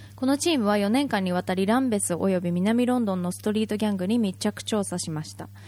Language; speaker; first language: Japanese; native; Japanese